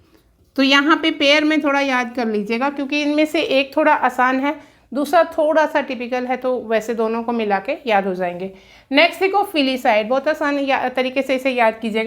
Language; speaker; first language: Hindi; native; Hindi